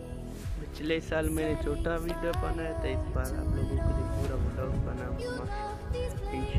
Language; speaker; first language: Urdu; non-native, local second language; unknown